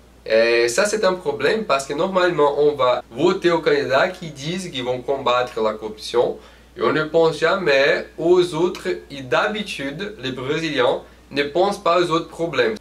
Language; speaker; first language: French; non-native, fluent; Portuguese